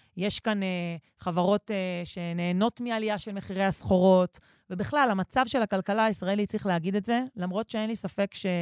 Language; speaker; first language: Hebrew; native; Hebrew